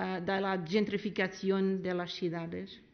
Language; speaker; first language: Spanish; non-native, learner; Portuguese